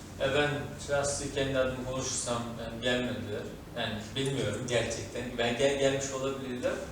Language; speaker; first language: Turkish; non-native, fluent; Uzbek